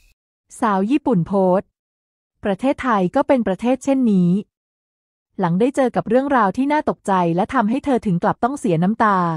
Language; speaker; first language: Thai; native; Thai